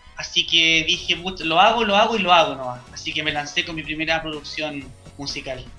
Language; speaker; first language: Spanish; native; Spanish